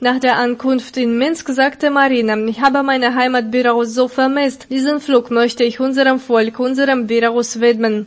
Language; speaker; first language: German; non-native, fluent; Russian